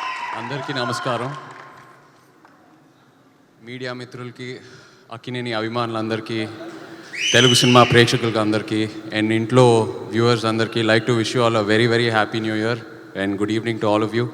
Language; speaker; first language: Telugu; native; Telugu